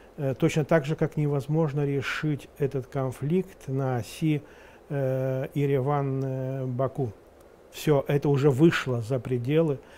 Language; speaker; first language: Russian; non-native, local second language; Romanian